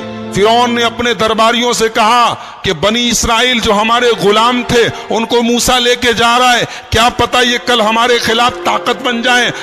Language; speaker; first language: Urdu; native; Urdu